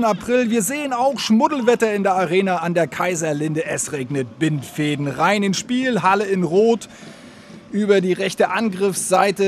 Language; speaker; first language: German; native; German